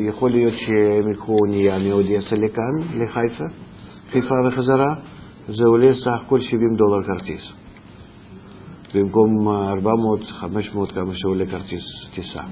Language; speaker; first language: Hebrew; non-native, fluent; Russian